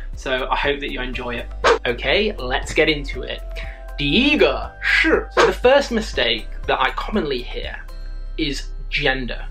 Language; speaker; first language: English; native; English